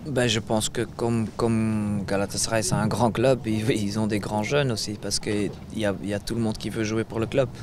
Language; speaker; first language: French; non-native, fluent; Dutch